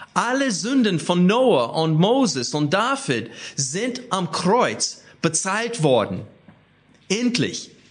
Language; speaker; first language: German; non-native, fluent; English